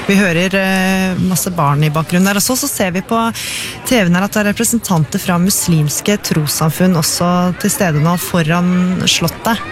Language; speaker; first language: Norwegian; native; Norwegian